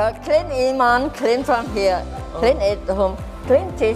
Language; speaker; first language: English; non-native, learner; Thai